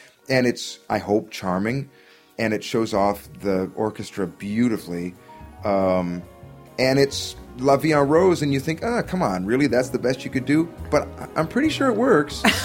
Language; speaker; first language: English; native; English